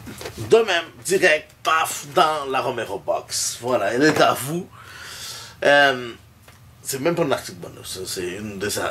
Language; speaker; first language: French; native; French